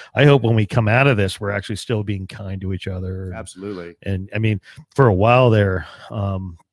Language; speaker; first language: English; native; English